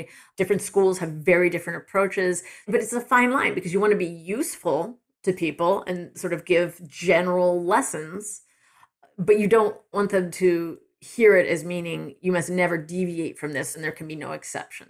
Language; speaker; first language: English; native; English